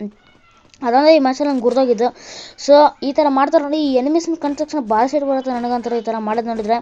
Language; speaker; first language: Kannada; native; Kannada